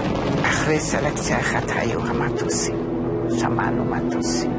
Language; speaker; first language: Hebrew; non-native, fluent; Hungarian